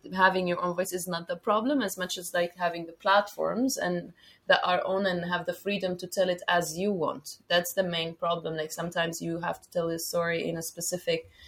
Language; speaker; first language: English; non-native, fluent; Arabic